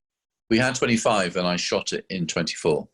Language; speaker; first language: English; native; English